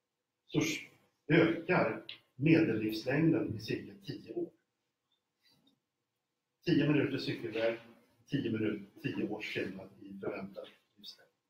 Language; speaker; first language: Swedish; native; Swedish